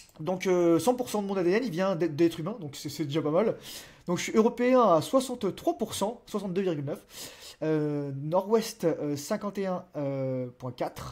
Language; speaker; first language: French; native; French